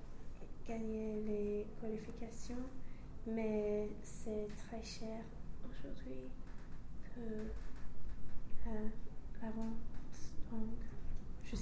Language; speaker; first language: French; non-native, learner; English